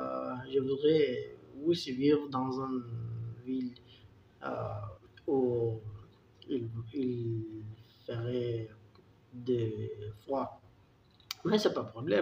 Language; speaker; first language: French; non-native, learner; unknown